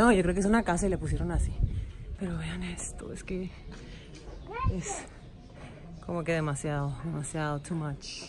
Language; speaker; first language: Spanish; native; Spanish